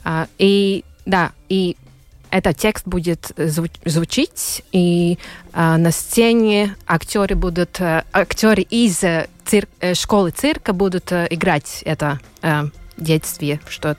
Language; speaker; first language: Russian; non-native, local second language; Latvian